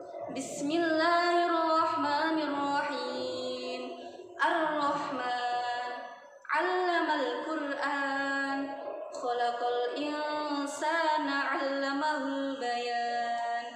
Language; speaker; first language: Arabic; non-native, fluent; Indonesian